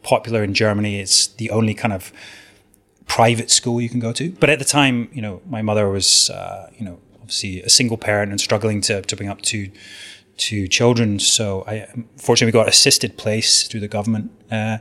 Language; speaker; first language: English; native; English